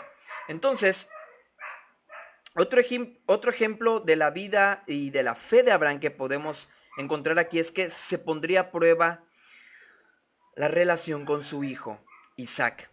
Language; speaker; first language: Spanish; native; Spanish